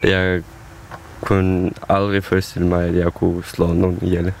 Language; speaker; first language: Danish; non-native, fluent; Ukrainian